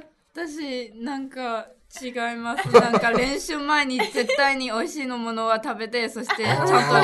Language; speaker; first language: Japanese; non-native, learner; Chinese